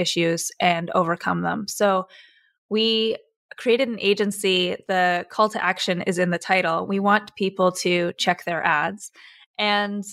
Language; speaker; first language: English; native; English